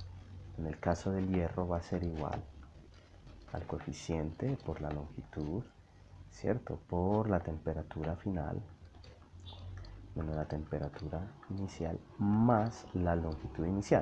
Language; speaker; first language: Spanish; native; Spanish